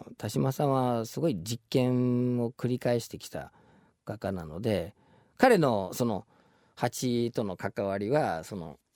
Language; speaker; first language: Japanese; non-native, fluent; English